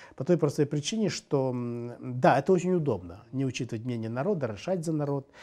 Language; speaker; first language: Russian; native; Russian